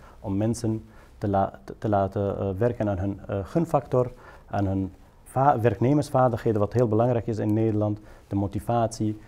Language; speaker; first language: Dutch; non-native, fluent; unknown